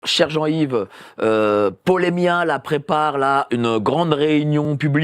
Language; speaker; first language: French; native; French